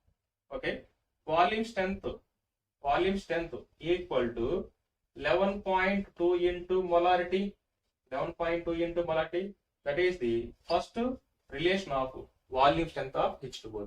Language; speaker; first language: English; non-native, local second language; Telugu